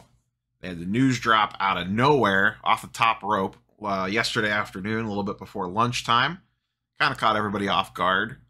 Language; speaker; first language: English; native; English